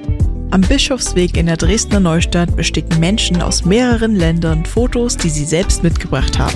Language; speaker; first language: German; native; German